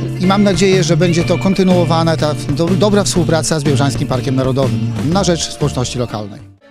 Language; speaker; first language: Polish; native; Polish